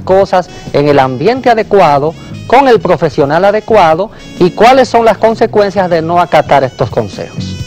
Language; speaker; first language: Spanish; native; Spanish